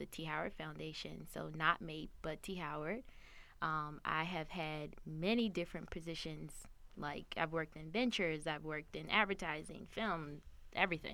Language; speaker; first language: English; native; English